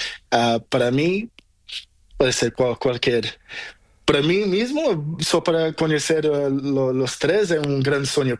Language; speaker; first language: Spanish; non-native, learner; Portuguese